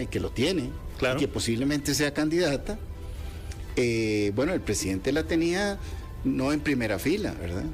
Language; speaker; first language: Spanish; native; Spanish